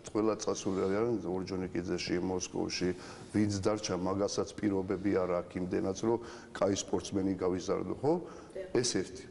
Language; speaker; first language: Georgian; non-native, local second language; Ossetic